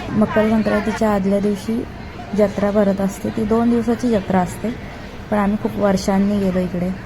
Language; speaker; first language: Marathi; native; Marathi